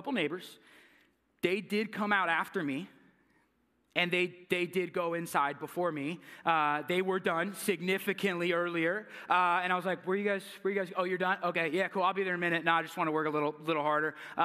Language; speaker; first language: English; native; English